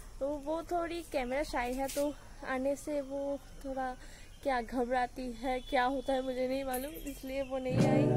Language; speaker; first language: Hindi; non-native, local second language; Bangla